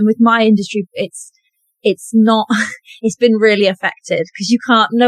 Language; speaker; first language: English; native; English